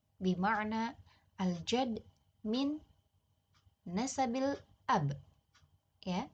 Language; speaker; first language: Arabic; non-native, fluent; Indonesian